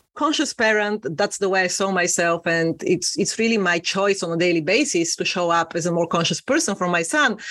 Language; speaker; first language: English; non-native, fluent; Bulgarian